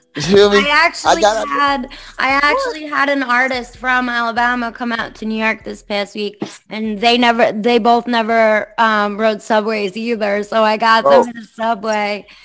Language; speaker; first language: English; native; English